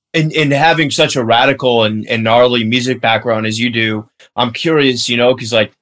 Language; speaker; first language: English; native; English